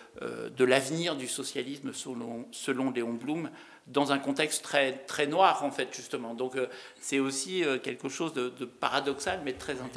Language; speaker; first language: French; native; French